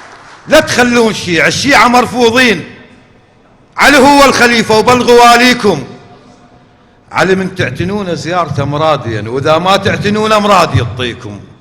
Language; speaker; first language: Arabic; native; Arabic